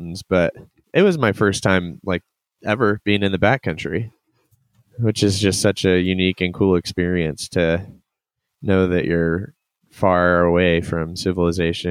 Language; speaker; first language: English; native; English